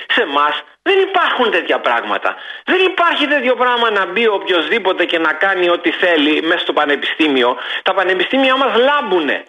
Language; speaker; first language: Greek; native; Greek